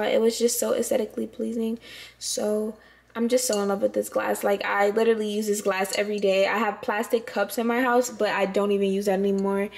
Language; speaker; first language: English; native; English